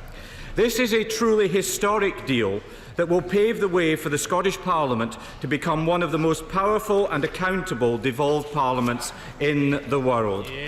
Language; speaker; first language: English; native; English